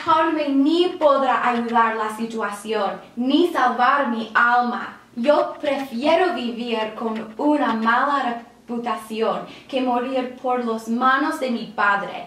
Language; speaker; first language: Spanish; non-native, learner; English